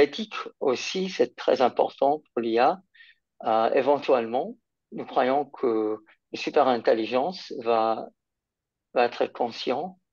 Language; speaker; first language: French; non-native, fluent; English